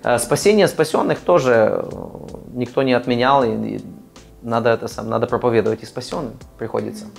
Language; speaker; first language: Russian; early bilingual, other home language; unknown